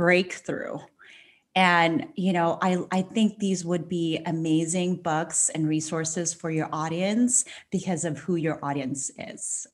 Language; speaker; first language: English; non-native, local second language; Filipino